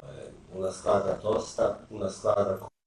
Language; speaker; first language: Italian; non-native, fluent; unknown